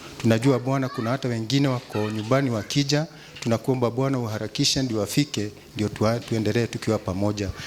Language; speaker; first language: Swahili; non-native, local second language; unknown